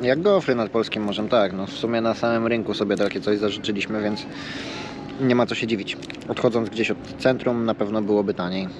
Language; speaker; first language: Polish; native; Polish